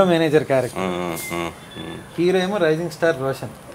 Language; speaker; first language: Telugu; native; Telugu